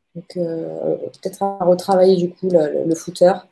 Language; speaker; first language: French; native; French